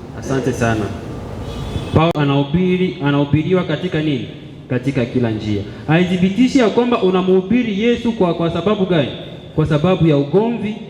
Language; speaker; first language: Swahili; native; Swahili